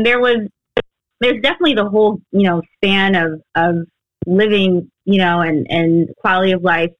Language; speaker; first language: English; native; English